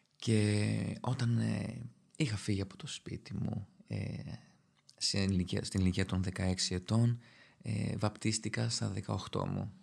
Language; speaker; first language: Greek; early bilingual, other home language; Albanian